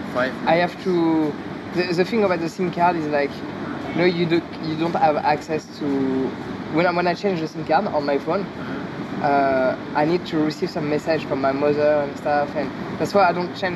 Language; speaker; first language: English; non-native, learner; French